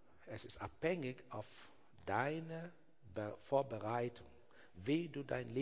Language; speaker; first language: German; non-native, learner; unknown